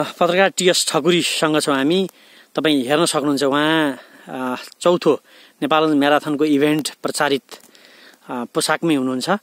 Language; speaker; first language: Nepali; native; Nepali